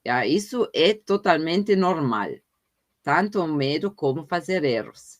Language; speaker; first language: Portuguese; non-native, fluent; German